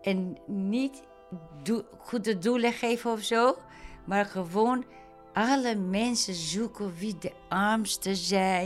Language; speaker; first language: Dutch; non-native, learner; Albanian